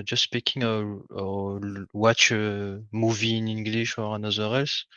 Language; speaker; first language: English; non-native, learner; French